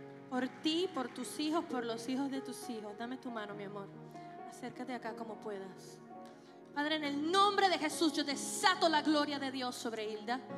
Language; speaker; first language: Spanish; early bilingual, other home language; English